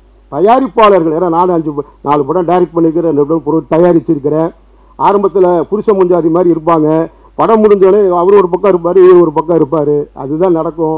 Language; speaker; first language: Tamil; native; Tamil